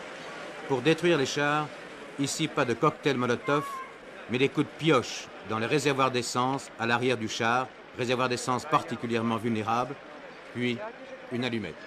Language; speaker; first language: French; native; French